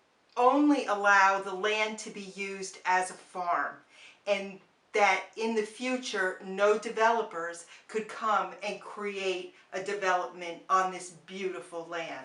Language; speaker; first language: English; native; English